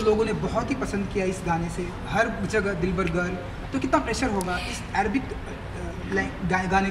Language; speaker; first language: Hindi; native; Hindi